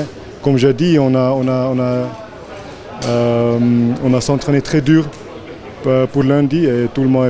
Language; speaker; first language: French; non-native, fluent; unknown